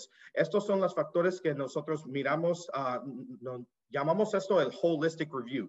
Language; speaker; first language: Spanish; early bilingual, heritage; Spanish